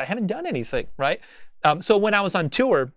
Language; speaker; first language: English; native; English